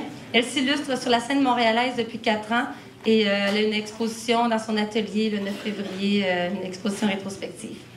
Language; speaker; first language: French; native; French